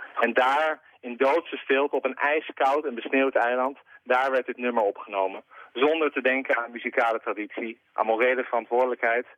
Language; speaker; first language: Dutch; native; Dutch